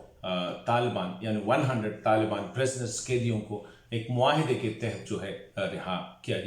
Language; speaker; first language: Hindi; non-native, local second language; Pashto